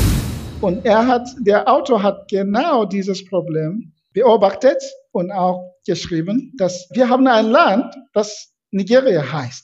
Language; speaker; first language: German; non-native, fluent; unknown